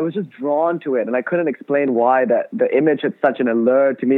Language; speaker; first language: English; non-native, local second language; Tamil